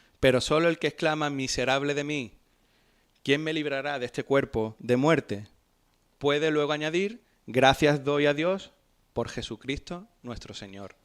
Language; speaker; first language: Spanish; native; Spanish